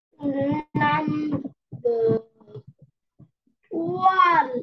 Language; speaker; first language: English; non-native, learner; Vietnamese